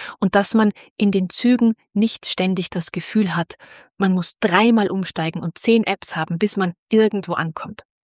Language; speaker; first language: German; native; German